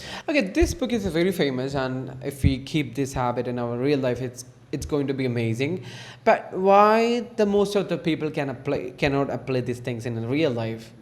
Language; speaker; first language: English; non-native, local second language; Malayalam